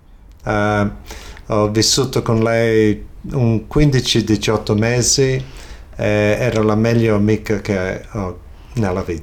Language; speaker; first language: Italian; early bilingual, other home language; Friulian